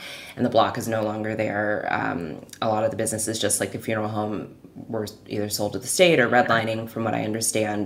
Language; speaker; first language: English; native; English